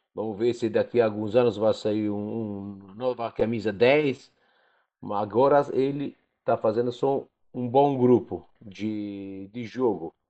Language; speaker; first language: Portuguese; non-native, fluent; Italian